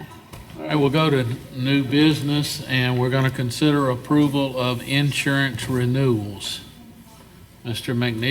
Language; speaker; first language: English; native; English